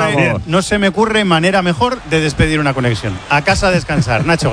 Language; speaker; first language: Spanish; native; Spanish